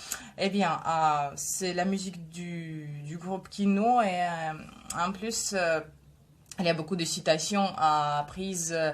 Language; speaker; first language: French; non-native, fluent; Russian